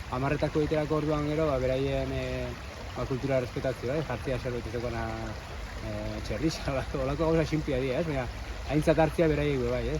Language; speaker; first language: Basque; native; Basque